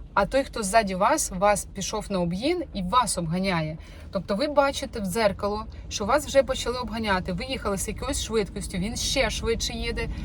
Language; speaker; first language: Ukrainian; non-native, local second language; Russian